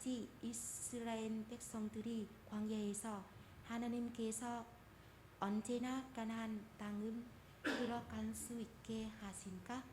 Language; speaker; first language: Korean; non-native, fluent; Vietnamese